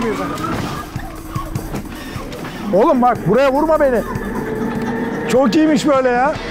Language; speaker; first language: Turkish; native; Turkish